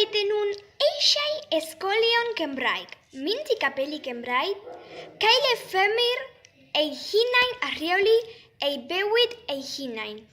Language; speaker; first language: Welsh; non-native, learner; Spanish